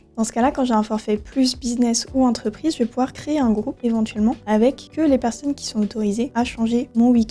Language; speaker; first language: French; native; French